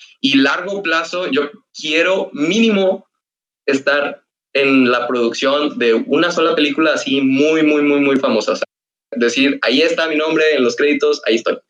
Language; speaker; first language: Spanish; native; Spanish